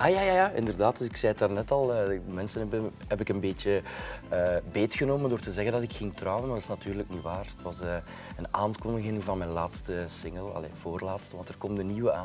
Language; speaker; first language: Dutch; native; Dutch